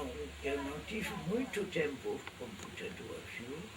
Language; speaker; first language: Portuguese; non-native, fluent; Dutch